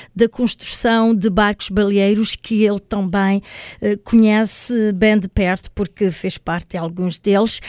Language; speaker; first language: Portuguese; native; Portuguese